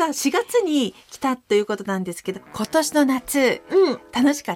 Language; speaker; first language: Japanese; native; Japanese